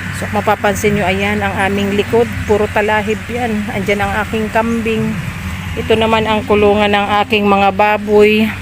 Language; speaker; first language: Filipino; non-native, local second language; Bikol